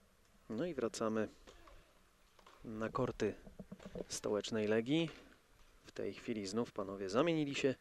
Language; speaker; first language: Polish; native; Polish